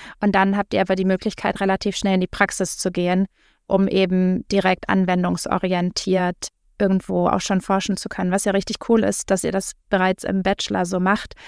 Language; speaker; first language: German; native; German